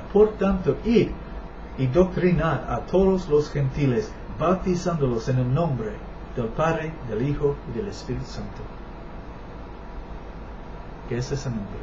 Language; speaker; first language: Spanish; non-native, learner; English